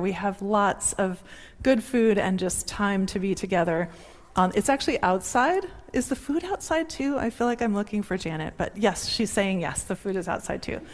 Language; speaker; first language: English; native; English